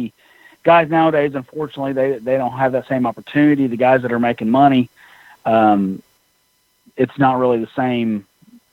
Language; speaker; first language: English; native; English